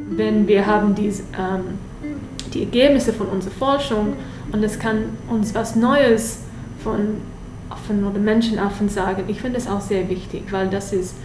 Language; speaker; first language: German; non-native, learner; English